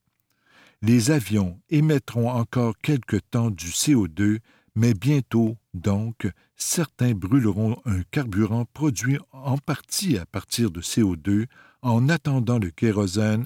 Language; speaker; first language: French; native; French